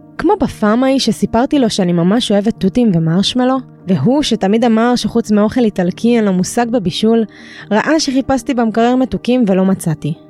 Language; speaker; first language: Hebrew; native; Hebrew